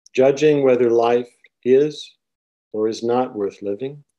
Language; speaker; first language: English; native; English